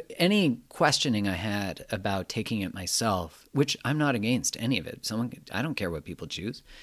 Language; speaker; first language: English; native; English